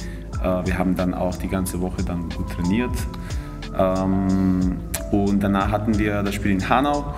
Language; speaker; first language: German; non-native, fluent; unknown